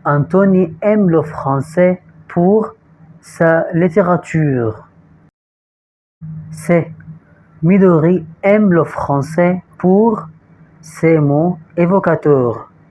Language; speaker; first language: French; non-native, fluent; Arabic